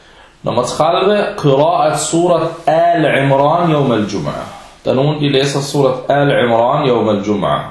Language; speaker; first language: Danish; non-native, fluent; Arabic